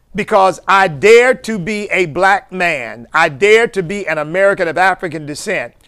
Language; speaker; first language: English; native; English